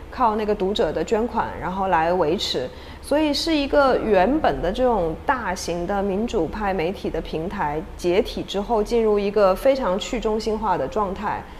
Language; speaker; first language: Chinese; native; Chinese